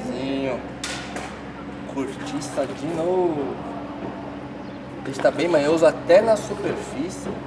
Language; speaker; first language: Portuguese; native; Portuguese